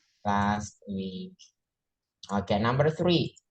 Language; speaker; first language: English; non-native, fluent; Indonesian